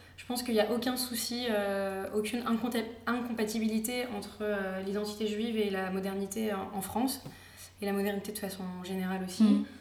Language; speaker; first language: French; native; French